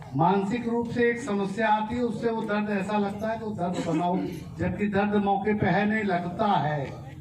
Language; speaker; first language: Hindi; native; Hindi